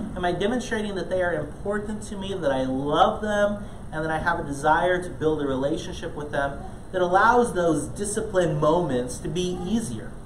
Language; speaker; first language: English; native; English